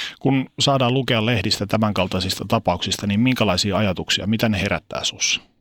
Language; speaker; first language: Finnish; native; Finnish